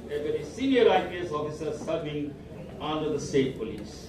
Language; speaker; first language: English; non-native, local second language; Bangla